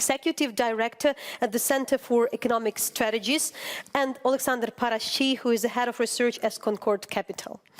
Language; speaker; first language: English; non-native, fluent; Ukrainian